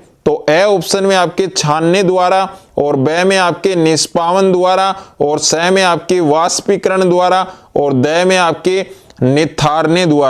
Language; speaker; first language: Hindi; native; Hindi